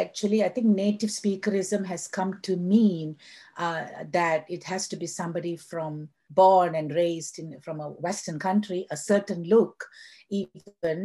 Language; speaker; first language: English; non-native, local second language; Tamil